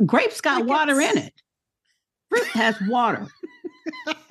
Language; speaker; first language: English; native; English